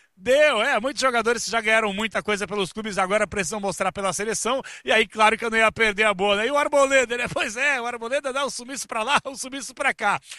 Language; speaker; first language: Portuguese; native; Portuguese